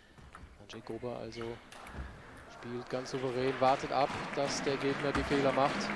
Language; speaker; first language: German; native; German